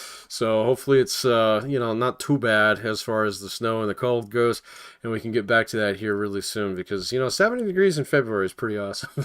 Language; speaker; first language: English; native; English